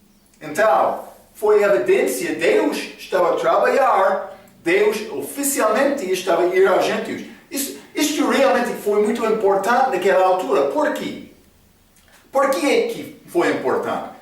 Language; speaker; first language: Portuguese; non-native, fluent; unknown